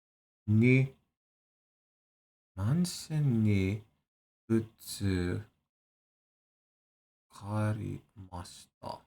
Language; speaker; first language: Japanese; non-native, learner; English